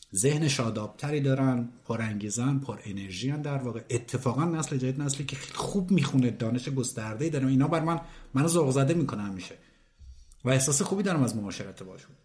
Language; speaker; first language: Persian; native; Persian